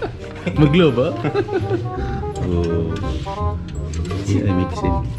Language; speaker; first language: Arabic; non-native, learner; Filipino